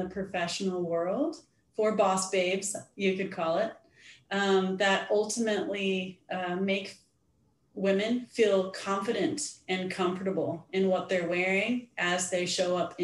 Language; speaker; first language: English; native; English